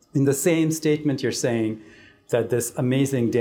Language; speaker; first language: English; non-native, local second language; Tamil